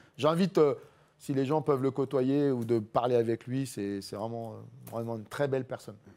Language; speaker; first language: French; native; French